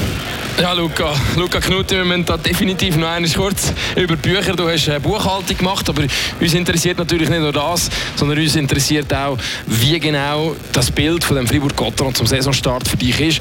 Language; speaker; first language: German; native; German